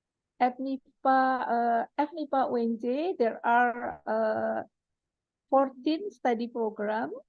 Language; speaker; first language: English; non-native, fluent; Indonesian